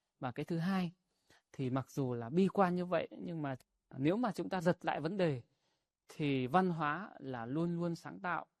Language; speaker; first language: Vietnamese; non-native, local second language; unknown